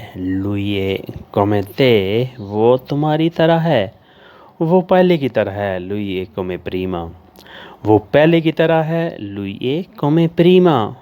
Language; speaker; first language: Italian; non-native, learner; Urdu